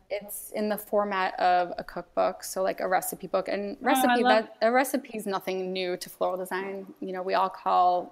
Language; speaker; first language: English; native; English